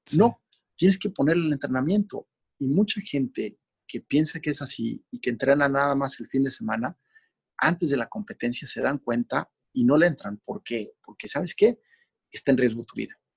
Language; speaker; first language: Spanish; native; Spanish